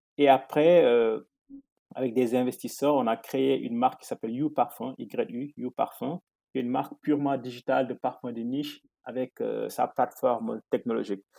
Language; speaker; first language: French; non-native, local second language; Wolof